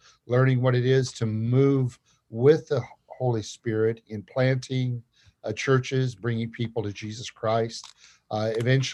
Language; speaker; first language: English; native; English